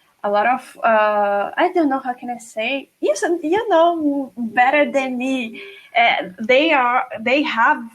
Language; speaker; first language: English; non-native, fluent; Portuguese